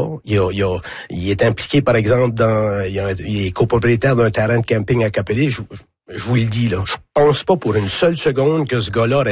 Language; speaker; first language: French; native; French